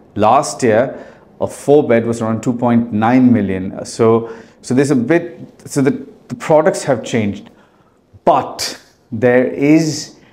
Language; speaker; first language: English; early bilingual, heritage; Arabic